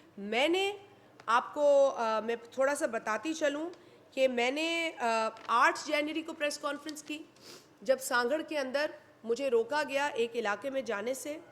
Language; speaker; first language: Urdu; non-native, local second language; Sindhi